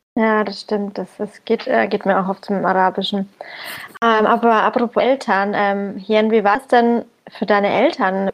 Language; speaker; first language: German; early bilingual, other home language; Arabic